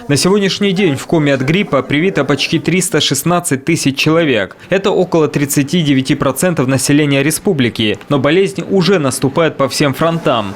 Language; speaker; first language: Russian; native; Russian